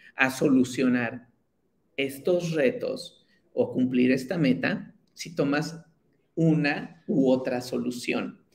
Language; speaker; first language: Spanish; native; Spanish